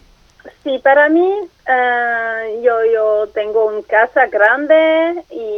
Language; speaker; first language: Spanish; non-native, learner; French